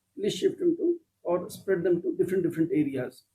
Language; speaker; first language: English; non-native, local second language; Kannada